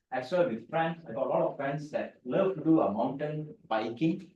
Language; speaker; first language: English; non-native, local second language; Tamil